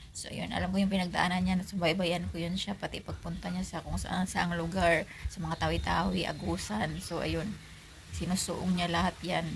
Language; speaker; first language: Filipino; non-native, local second language; Aklanon